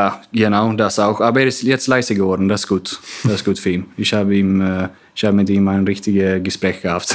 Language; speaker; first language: German; non-native, fluent; Swedish